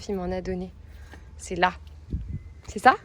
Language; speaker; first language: French; native; French